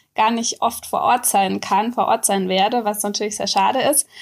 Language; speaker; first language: German; native; German